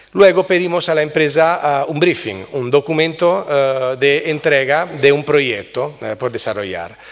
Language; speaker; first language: Spanish; non-native, fluent; Italian